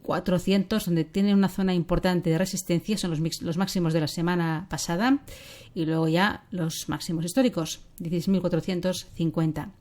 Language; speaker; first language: Spanish; native; Spanish